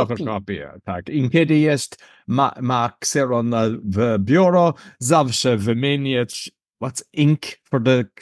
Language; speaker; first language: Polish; non-native, learner; English